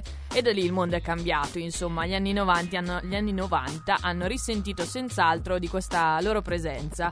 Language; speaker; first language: Italian; native; Italian